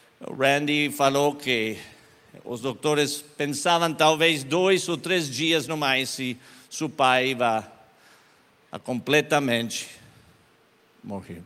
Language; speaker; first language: Portuguese; non-native, learner; Spanish